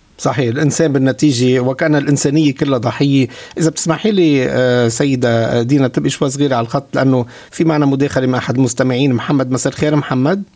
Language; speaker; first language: Arabic; native; Arabic